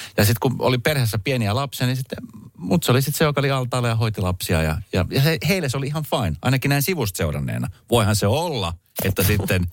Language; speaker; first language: Finnish; native; Finnish